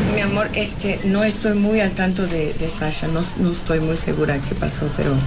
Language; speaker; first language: Spanish; early bilingual, heritage; Spanish